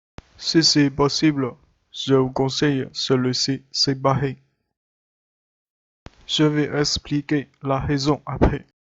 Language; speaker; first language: French; non-native, learner; Chinese